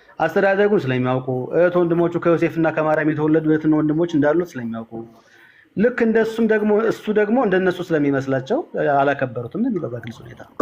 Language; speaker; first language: Amharic; native; Amharic